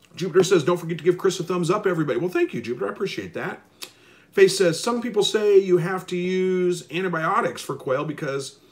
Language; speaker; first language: English; native; English